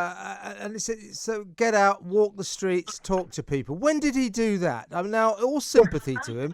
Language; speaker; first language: English; native; English